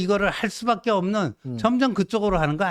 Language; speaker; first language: Korean; native; Korean